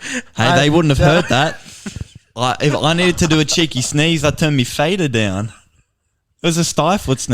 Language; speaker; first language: English; native; English